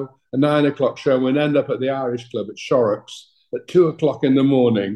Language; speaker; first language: English; native; English